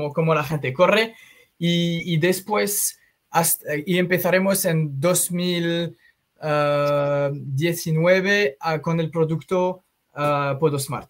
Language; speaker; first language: Spanish; non-native, fluent; French